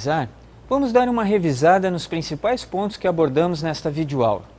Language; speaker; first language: Portuguese; native; Portuguese